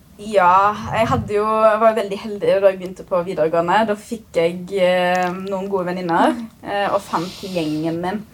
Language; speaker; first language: Norwegian; early bilingual, other home language; Arabic